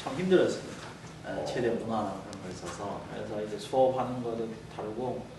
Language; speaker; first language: Korean; non-native, fluent; Chinese